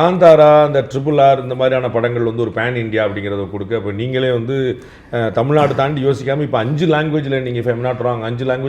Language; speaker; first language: Tamil; native; Tamil